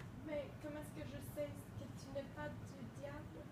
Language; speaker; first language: French; non-native, learner; English